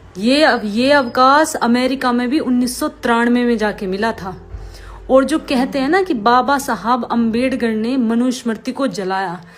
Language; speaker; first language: Hindi; native; Hindi